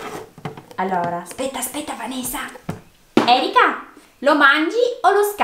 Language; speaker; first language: Italian; native; Italian